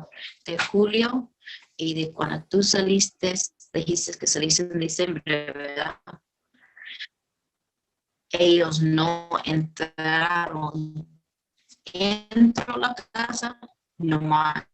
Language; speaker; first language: Spanish; early bilingual, heritage; Spanish